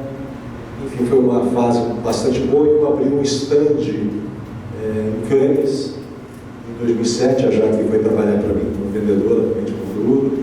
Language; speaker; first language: Portuguese; native; Portuguese